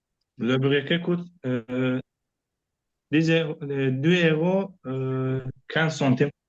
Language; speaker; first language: French; non-native, learner; Azerbaijani